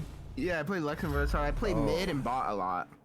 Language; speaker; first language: English; native; English